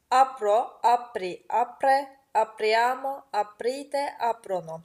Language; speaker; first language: Italian; non-native, fluent; Turkish